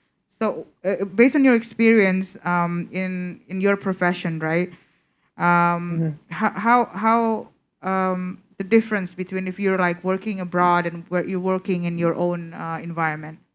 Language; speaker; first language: English; non-native, fluent; Indonesian